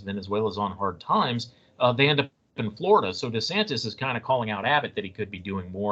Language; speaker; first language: English; native; English